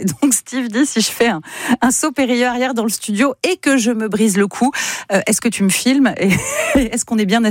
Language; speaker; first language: French; native; French